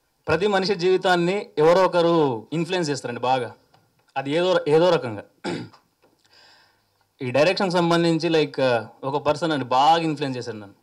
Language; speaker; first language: Telugu; native; Telugu